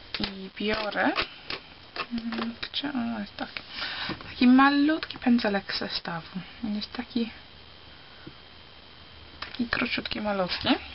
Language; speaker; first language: Polish; early bilingual, heritage; Polish